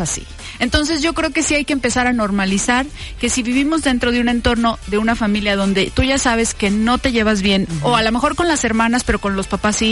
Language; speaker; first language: Spanish; native; Spanish